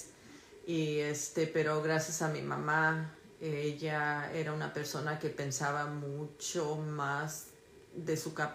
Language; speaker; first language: English; early bilingual, other home language; Spanish